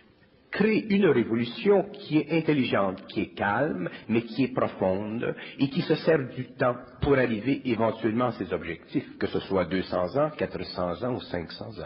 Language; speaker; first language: French; native; French